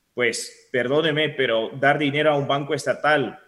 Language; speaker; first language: Spanish; non-native, fluent; Dutch